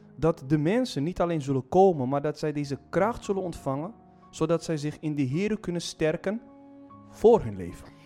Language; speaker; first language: Dutch; non-native, fluent; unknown